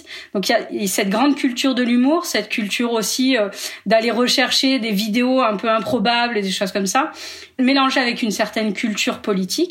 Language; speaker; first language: French; native; French